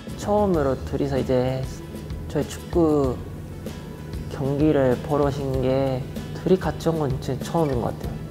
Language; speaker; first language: Korean; early bilingual, heritage; Japanese